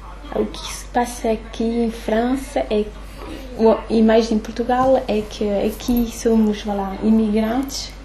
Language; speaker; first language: Portuguese; early bilingual, heritage; French